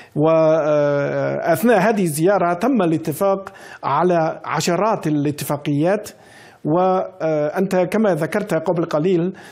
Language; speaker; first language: Arabic; non-native, fluent; Chinese